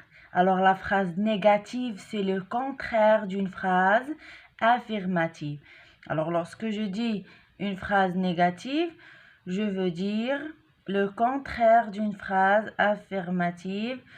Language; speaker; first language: French; non-native, local second language; Arabic